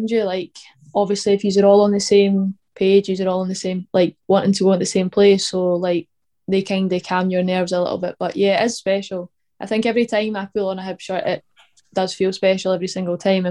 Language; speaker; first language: English; native; English